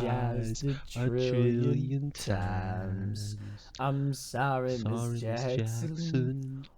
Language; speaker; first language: English; native; English